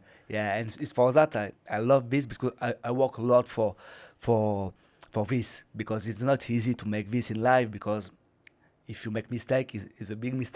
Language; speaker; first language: English; non-native, learner; French